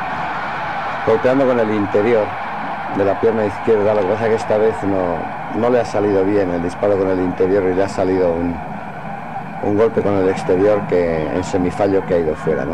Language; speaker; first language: Spanish; native; Spanish